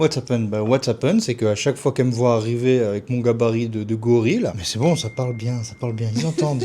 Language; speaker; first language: French; native; French